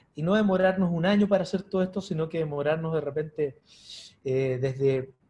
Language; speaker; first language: Spanish; native; Spanish